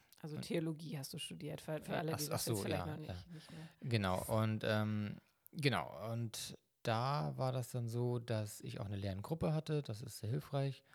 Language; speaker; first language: German; native; German